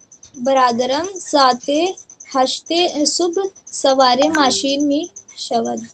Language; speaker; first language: Persian; non-native, learner; Urdu